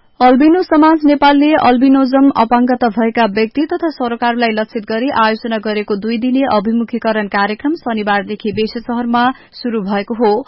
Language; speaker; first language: Nepali; native; Nepali